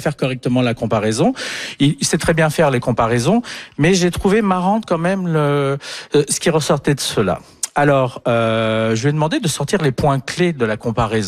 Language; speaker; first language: French; native; French